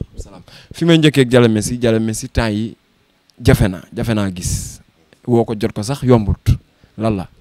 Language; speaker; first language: Wolof; native; Wolof